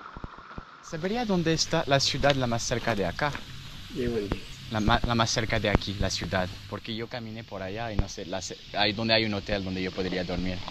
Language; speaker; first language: Spanish; non-native, learner; French